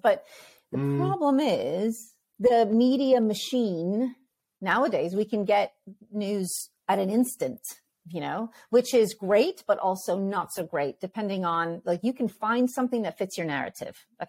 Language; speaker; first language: English; early bilingual, other home language; Ukrainian